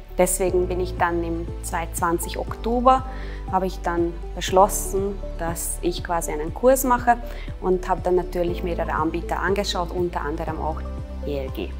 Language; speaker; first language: German; non-native, fluent; Hungarian